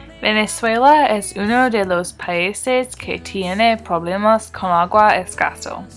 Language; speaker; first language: Spanish; non-native, learner; English